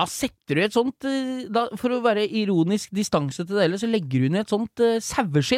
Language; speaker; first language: Norwegian; native; Norwegian